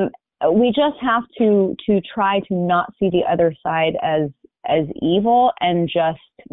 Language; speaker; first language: English; native; English